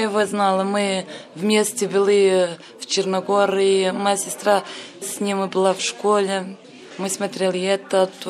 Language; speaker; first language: Russian; non-native, learner; Serbian